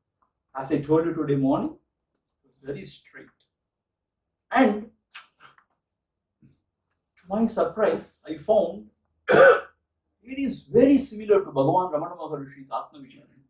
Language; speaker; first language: English; non-native, local second language; Tamil